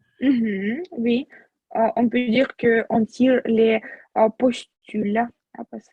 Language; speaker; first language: French; non-native, fluent; Russian